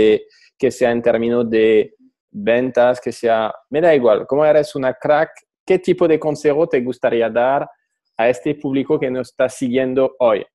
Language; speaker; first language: Spanish; non-native, fluent; French